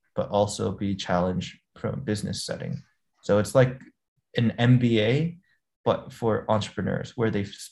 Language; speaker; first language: English; native; English